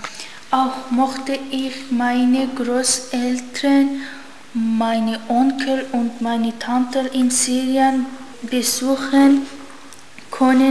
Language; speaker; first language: German; non-native, learner; Arabic